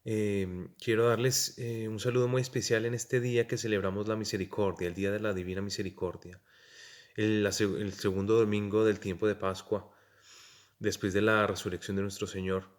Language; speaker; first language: Spanish; native; Spanish